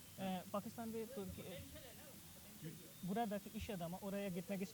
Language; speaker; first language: Turkish; non-native, learner; Urdu